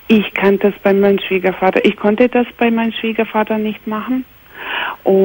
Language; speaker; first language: German; non-native, fluent; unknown